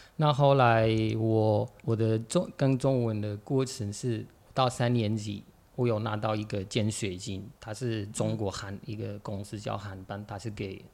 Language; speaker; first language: Chinese; non-native, fluent; Arabic